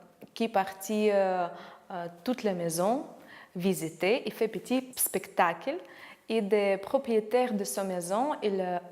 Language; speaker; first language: French; non-native, learner; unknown